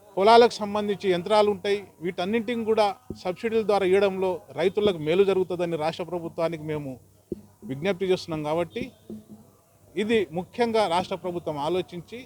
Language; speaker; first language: Telugu; non-native, local second language; Lambadi